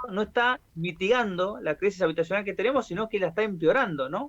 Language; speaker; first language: Spanish; native; Spanish